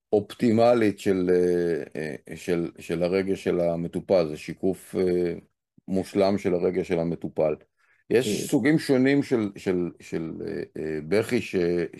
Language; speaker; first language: Hebrew; native; Hebrew